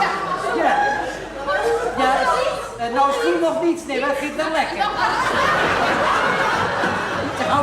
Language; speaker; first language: Dutch; native; Dutch